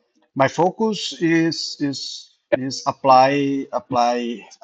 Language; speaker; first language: English; non-native, learner; Portuguese